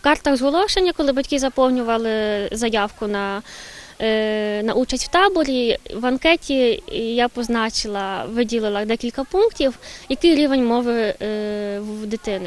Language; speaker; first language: Ukrainian; early bilingual, heritage; Ukrainian